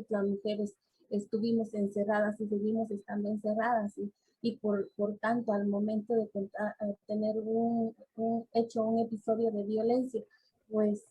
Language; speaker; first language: Spanish; native; Spanish